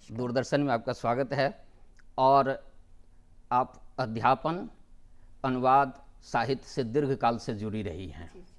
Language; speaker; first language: Hindi; non-native, local second language; Maithili